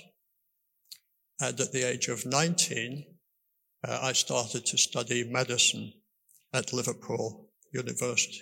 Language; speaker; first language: English; native; English